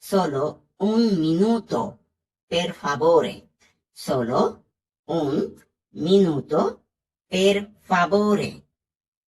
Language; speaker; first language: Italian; non-native, learner; Bangla